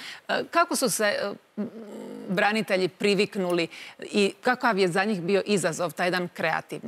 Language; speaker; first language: Croatian; native; Croatian